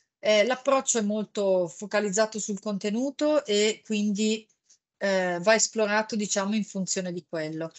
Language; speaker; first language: Italian; native; Italian